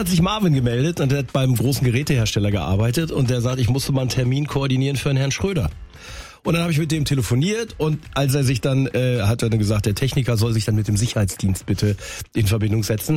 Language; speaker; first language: German; native; German